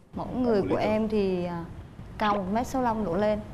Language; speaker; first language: Vietnamese; native; Vietnamese